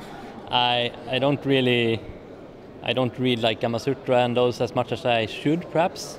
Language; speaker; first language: English; non-native, fluent; Swedish